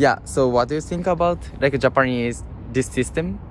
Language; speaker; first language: English; non-native, learner; Japanese